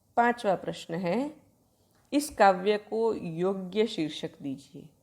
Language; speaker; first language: Hindi; non-native, local second language; Gujarati